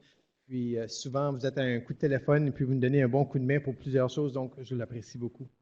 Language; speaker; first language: French; native; French